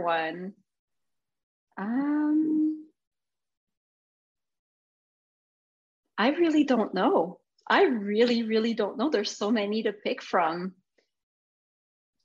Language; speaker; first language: English; non-native, fluent; French